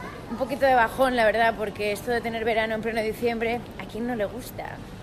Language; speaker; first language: Spanish; native; Spanish